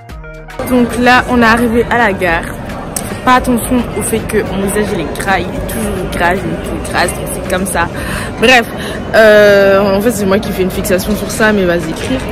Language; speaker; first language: French; native; French